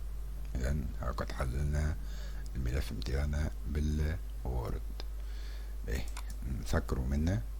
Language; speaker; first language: Arabic; native; Arabic